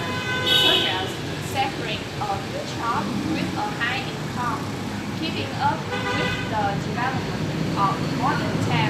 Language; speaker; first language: English; non-native, learner; Vietnamese